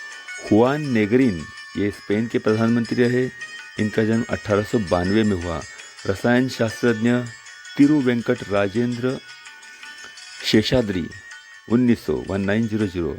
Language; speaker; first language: Hindi; non-native, local second language; Marathi